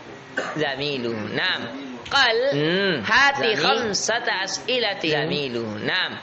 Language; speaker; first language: Arabic; non-native, fluent; Indonesian